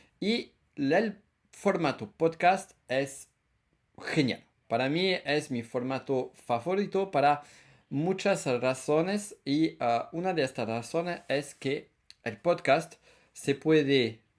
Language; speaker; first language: Spanish; non-native, fluent; French